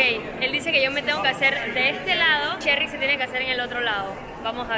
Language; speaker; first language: Spanish; native; Spanish